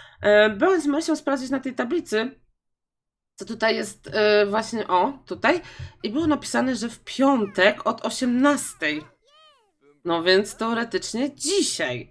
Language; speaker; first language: Polish; native; Polish